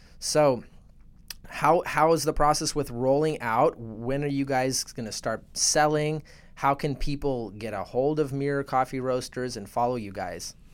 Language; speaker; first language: English; early bilingual, other home language; Russian